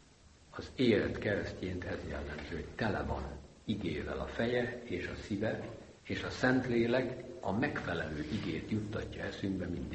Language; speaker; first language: Hungarian; native; Hungarian